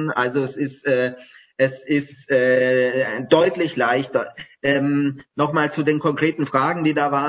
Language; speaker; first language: German; native; German